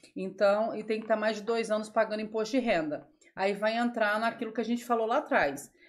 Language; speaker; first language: Portuguese; native; Portuguese